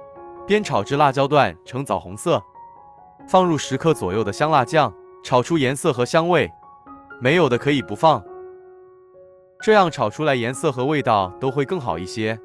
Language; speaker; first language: Chinese; native; Chinese